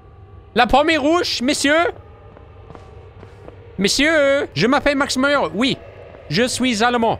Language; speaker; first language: French; non-native, learner; German